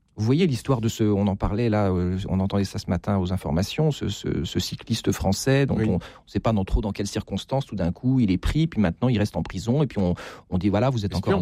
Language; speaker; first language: French; native; French